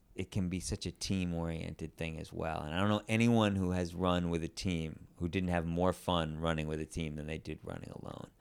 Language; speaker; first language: English; native; English